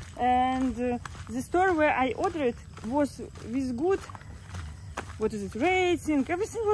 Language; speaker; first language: English; non-native, learner; Russian